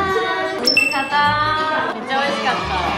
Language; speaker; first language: Japanese; native; Japanese